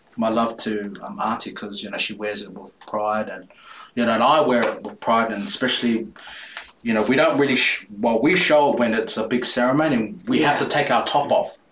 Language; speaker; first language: English; native; English